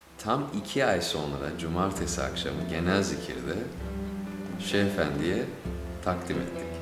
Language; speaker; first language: Turkish; native; Turkish